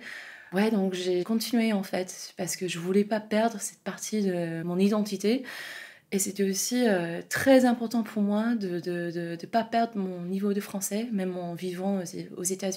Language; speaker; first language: French; non-native, fluent; English